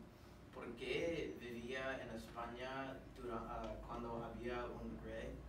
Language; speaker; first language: Spanish; non-native, learner; English